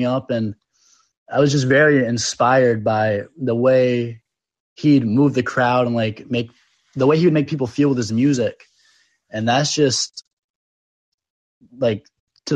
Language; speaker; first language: English; native; English